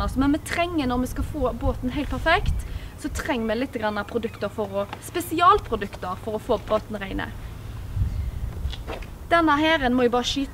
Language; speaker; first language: Norwegian; native; Norwegian